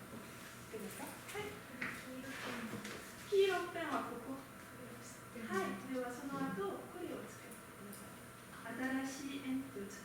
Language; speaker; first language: Japanese; non-native, learner; French